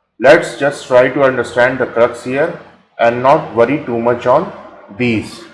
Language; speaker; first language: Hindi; native; Hindi